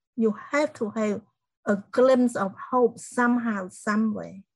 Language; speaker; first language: English; non-native, fluent; Khmer